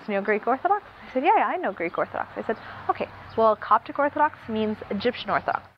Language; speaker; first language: English; early bilingual, other home language; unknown